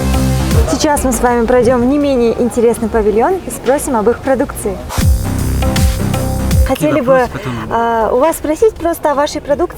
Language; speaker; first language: Russian; native; Russian